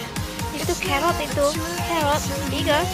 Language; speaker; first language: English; non-native, learner; Indonesian